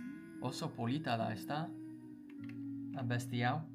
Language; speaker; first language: Basque; non-native, learner; English